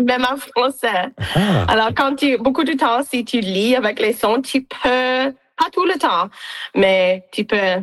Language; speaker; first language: French; non-native, local second language; English